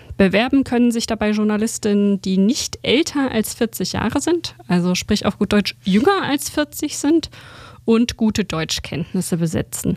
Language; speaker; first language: German; native; German